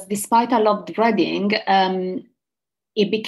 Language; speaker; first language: English; non-native, fluent; Italian